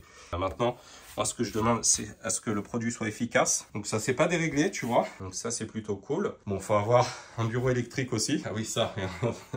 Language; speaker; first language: French; native; French